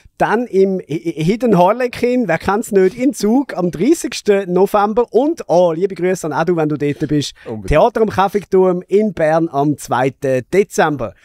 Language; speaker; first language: German; native; German